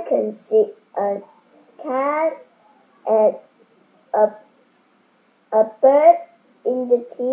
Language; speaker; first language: English; non-native, learner; Vietnamese